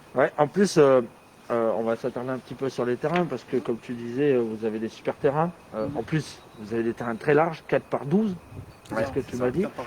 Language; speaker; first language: French; native; French